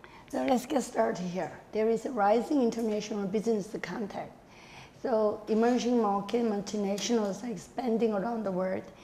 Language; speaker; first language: English; non-native, fluent; Korean